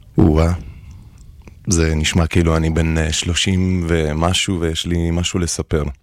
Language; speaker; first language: Hebrew; early bilingual, other home language; Russian